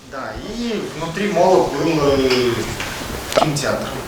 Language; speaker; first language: Russian; native; Russian